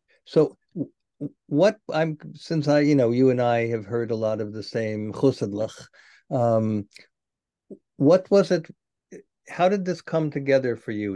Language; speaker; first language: English; native; English